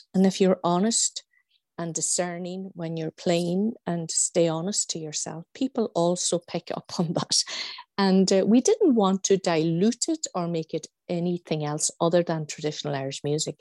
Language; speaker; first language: English; native; English